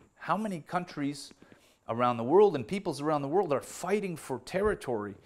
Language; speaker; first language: English; native; English